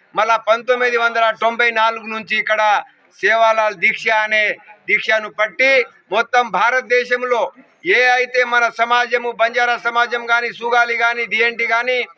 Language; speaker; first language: Telugu; non-native, local second language; Lambadi